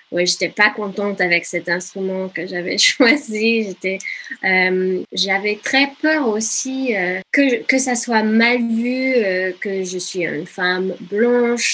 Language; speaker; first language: French; non-native, fluent; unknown